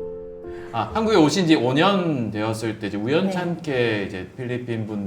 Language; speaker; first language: Korean; native; Korean